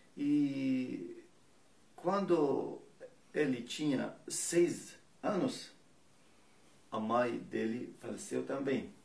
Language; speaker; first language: Portuguese; non-native, learner; Persian